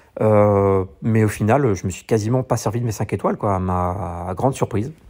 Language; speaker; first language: French; native; French